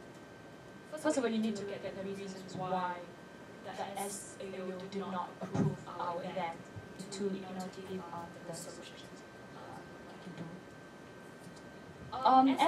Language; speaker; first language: English; non-native, fluent; Vietnamese